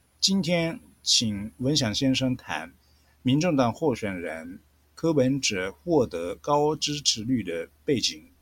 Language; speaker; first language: Chinese; non-native, fluent; Japanese